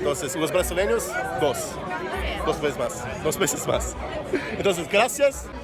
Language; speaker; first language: Spanish; non-native, fluent; Portuguese